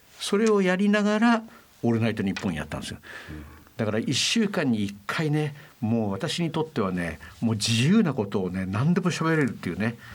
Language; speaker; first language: Japanese; native; Japanese